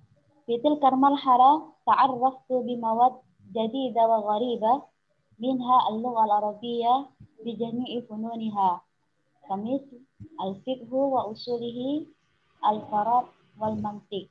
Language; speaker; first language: Arabic; non-native, learner; Indonesian